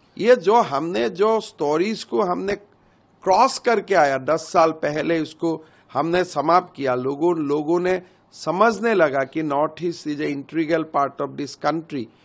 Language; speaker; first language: Hindi; non-native, local second language; Assamese